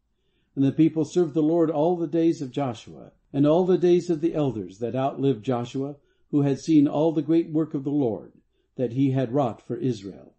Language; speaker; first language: English; native; English